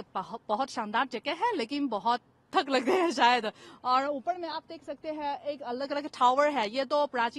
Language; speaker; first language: Hindi; non-native, fluent; Chinese